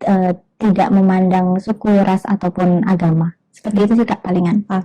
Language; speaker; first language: Indonesian; native; Indonesian